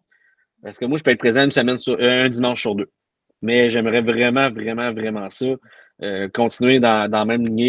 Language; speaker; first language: French; native; French